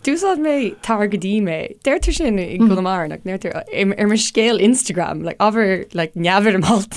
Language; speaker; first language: Irish; non-native, local second language; English